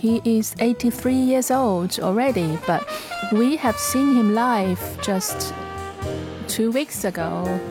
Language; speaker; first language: English; non-native, fluent; Chinese